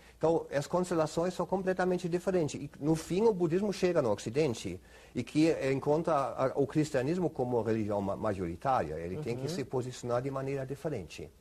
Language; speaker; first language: Portuguese; non-native, fluent; German